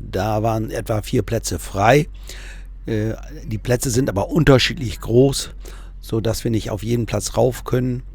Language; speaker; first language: German; native; German